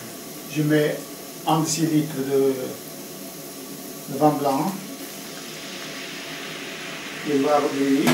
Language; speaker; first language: French; non-native, fluent; Portuguese